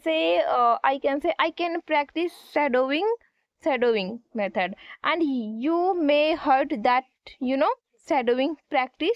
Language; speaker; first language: English; non-native, learner; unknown